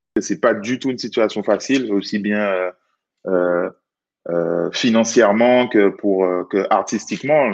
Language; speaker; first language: French; native; French